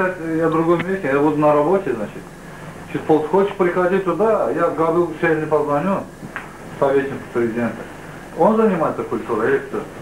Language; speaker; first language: Russian; non-native, local second language; Azerbaijani